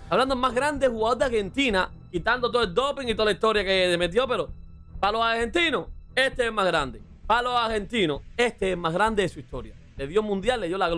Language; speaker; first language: Spanish; native; Spanish